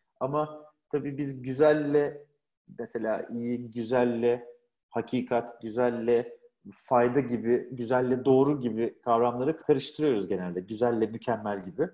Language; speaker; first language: Turkish; native; Turkish